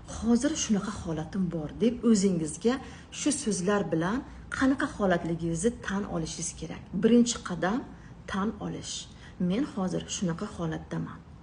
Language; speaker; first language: Uzbek; non-native, local second language; Russian